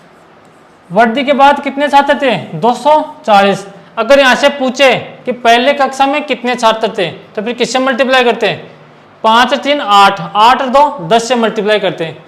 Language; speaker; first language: Hindi; native; Hindi